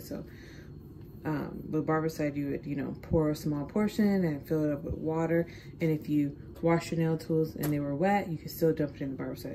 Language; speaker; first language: English; native; English